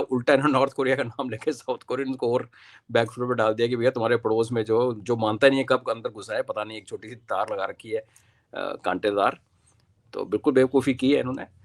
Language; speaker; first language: Hindi; non-native, local second language; Kashmiri